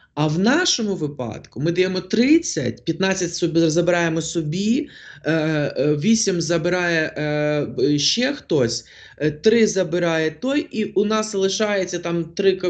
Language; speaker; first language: Ukrainian; non-native, local second language; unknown